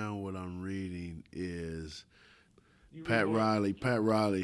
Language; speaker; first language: English; native; English